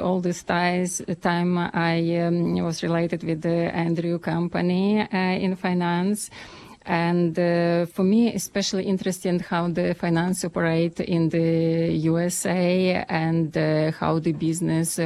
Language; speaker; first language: English; non-native, fluent; Ukrainian